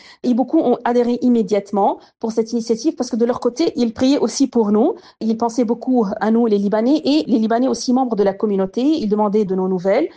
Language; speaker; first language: French; non-native, local second language; Arabic